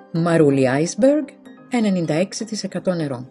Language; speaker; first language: Greek; native; Greek